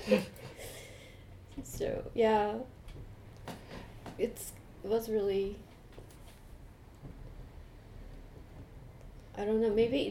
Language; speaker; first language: English; non-native, fluent; Japanese